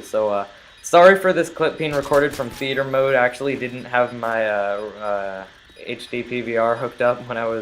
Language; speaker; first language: English; native; English